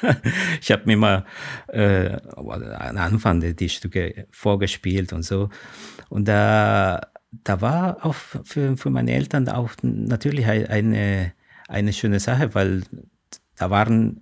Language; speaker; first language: German; non-native, fluent; Spanish